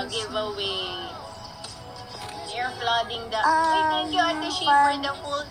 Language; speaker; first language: English; non-native, local second language; Filipino